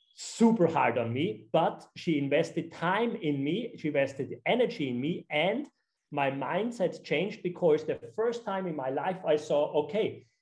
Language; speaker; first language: English; non-native, fluent; German